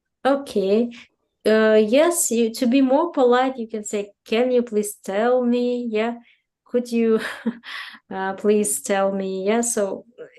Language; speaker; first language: English; non-native, fluent; Russian